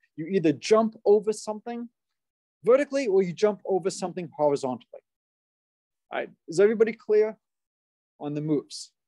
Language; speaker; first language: English; native; English